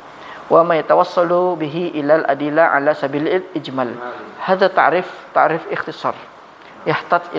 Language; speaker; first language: Arabic; non-native, fluent; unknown